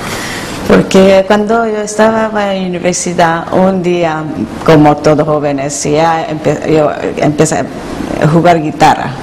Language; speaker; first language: Spanish; non-native, learner; Korean